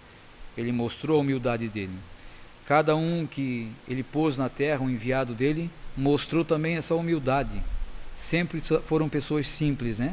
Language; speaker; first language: Portuguese; native; Portuguese